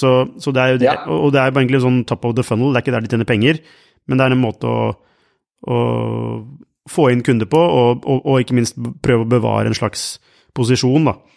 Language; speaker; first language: Norwegian; native; Norwegian